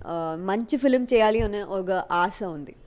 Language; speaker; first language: Telugu; non-native, local second language; Kannada